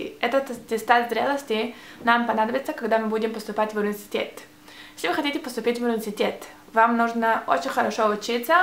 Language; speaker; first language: Russian; early bilingual, heritage; Russian